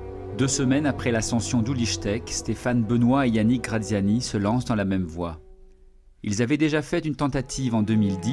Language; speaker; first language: French; native; French